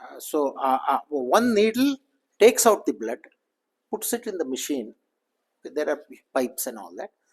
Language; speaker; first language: English; non-native, local second language; Kannada